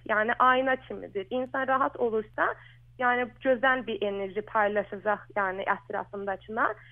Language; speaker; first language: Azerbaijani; early bilingual, heritage; Azerbaijani